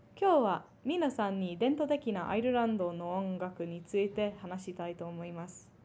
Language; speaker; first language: Japanese; non-native, fluent; English